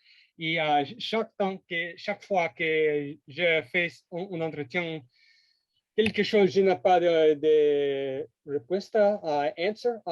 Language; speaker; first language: French; non-native, learner; English